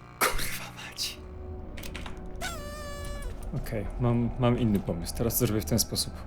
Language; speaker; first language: Polish; native; Polish